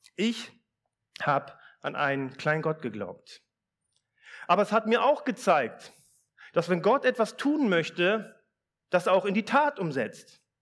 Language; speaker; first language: German; early bilingual, other home language; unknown